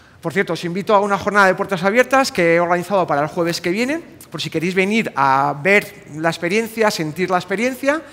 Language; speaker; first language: Spanish; native; Spanish